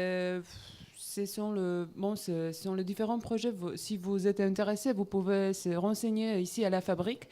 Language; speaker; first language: French; non-native, learner; Polish